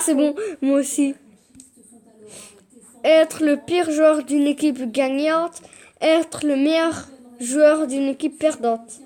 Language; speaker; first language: French; native; French